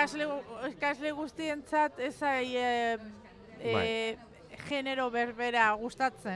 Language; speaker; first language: Basque; non-native, local second language; Spanish